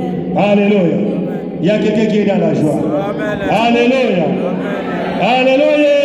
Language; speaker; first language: French; non-native, local second language; Lingala